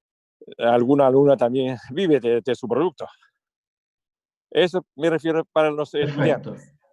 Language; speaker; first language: Spanish; non-native, learner; Chinese